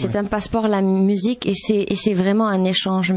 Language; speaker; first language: French; non-native, local second language; Arabic